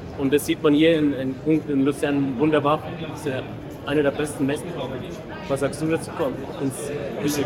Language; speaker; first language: German; native; German